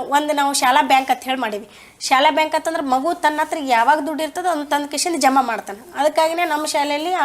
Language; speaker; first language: Kannada; native; Kannada